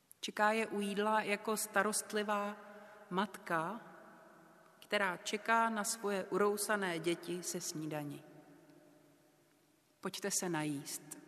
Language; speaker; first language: Czech; native; Czech